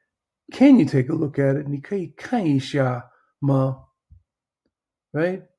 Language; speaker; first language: Chinese; non-native, fluent; English